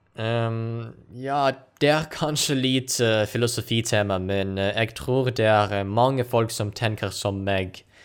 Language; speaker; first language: Norwegian; non-native, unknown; Ukrainian